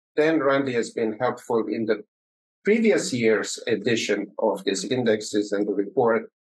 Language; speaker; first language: English; early bilingual, other home language; Romanian